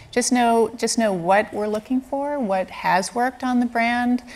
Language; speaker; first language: English; native; English